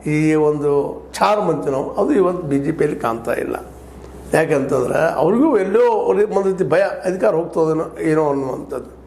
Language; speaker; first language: Kannada; native; Kannada